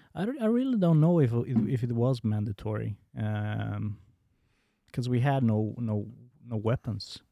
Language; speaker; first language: English; non-native, fluent; Bosnian